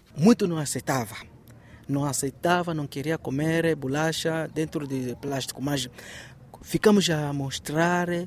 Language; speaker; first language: Portuguese; non-native, learner; Swahili